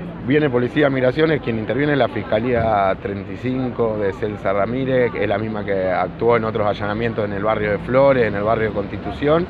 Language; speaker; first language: Spanish; native; Spanish